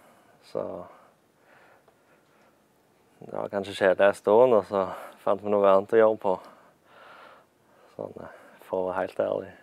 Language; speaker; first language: Norwegian; native; Norwegian